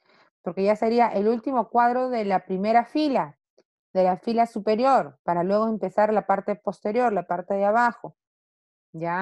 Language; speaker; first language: Spanish; native; Spanish